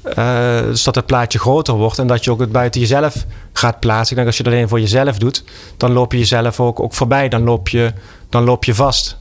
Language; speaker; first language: Dutch; native; Dutch